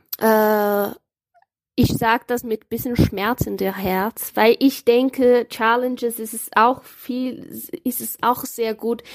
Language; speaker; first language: German; non-native, learner; Portuguese